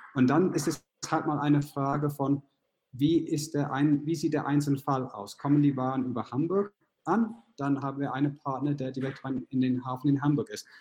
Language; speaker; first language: German; non-native, fluent; English